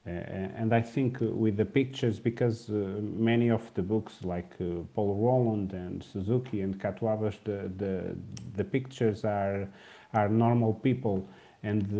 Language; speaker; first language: English; non-native, learner; Portuguese